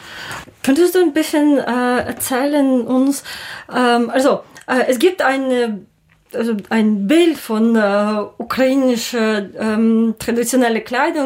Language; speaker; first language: German; non-native, learner; Ukrainian